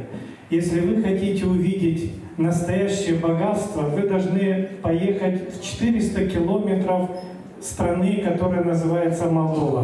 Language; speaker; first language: Russian; non-native, local second language; Romanian